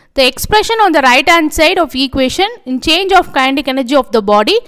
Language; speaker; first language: English; non-native, local second language; Tamil